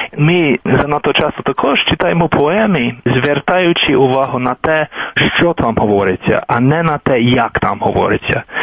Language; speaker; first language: Ukrainian; non-native, fluent; English